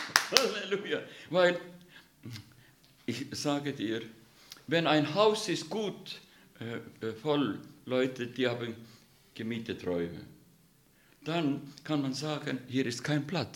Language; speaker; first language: German; non-native, fluent; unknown